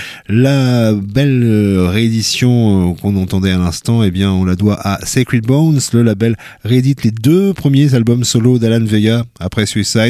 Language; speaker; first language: French; native; French